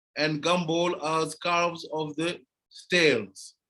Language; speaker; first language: English; non-native, fluent; French